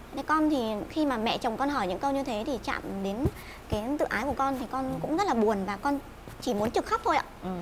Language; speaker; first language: Vietnamese; native; Vietnamese